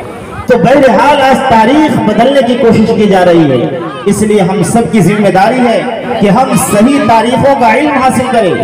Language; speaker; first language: Urdu; native; Urdu